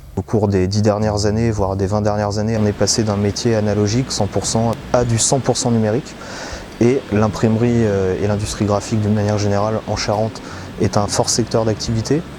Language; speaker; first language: French; native; French